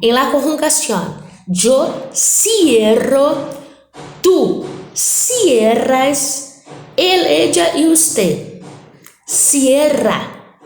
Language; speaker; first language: Spanish; non-native, fluent; Portuguese